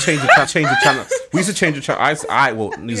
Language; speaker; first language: English; native; English